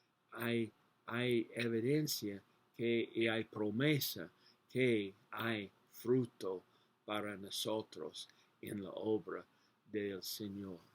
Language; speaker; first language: Spanish; non-native, learner; English